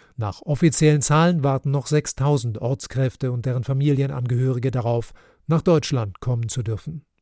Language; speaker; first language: German; native; German